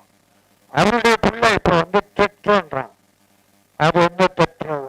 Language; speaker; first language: Tamil; native; Tamil